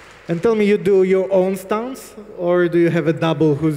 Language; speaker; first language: English; non-native, fluent; Polish